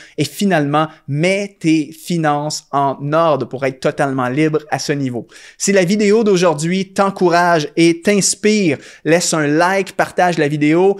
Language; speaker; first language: French; native; French